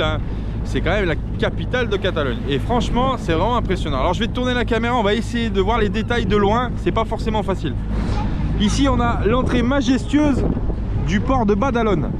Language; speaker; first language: French; native; French